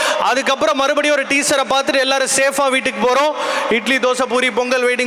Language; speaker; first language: Tamil; native; Tamil